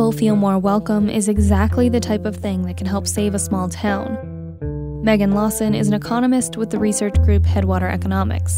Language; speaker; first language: English; native; English